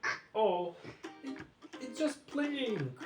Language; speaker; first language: English; non-native, learner; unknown